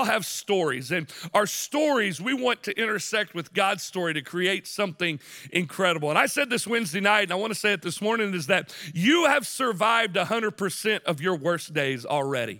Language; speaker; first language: English; native; English